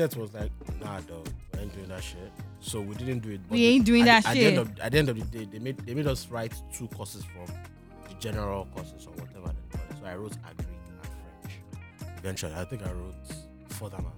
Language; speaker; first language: English; non-native, local second language; Yoruba